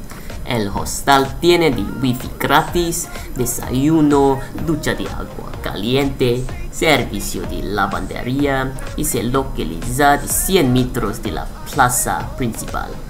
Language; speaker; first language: Spanish; non-native, learner; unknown